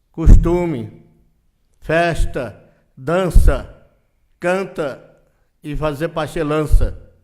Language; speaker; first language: Portuguese; non-native, local second language; Yanomámi